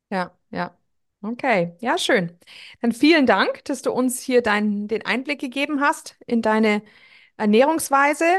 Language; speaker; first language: German; native; German